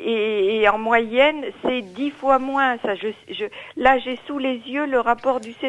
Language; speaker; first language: French; native; French